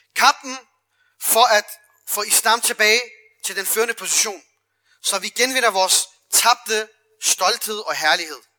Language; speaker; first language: Danish; early bilingual, other home language; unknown